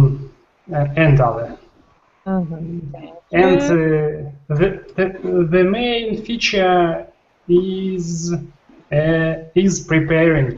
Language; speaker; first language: English; non-native, learner; Russian